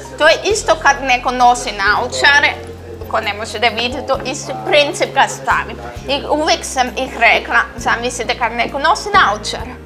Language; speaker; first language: Serbian; early bilingual, heritage; Serbian